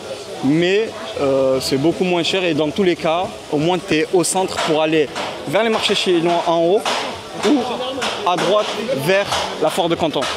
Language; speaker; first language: French; native; French